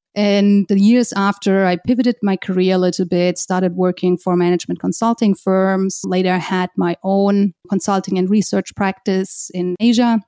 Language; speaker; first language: English; non-native, fluent; German